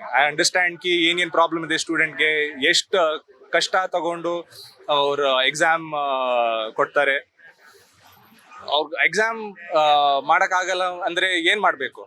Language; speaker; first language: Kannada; non-native, learner; Hindi